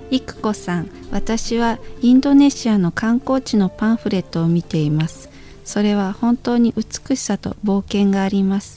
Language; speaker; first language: Japanese; non-native, fluent; Indonesian